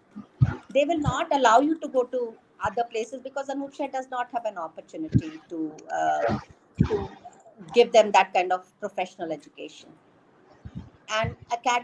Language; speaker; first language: English; non-native, local second language; Hindi